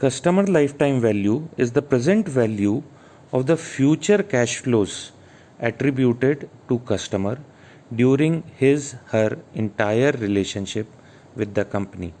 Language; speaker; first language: English; non-native, local second language; Hindi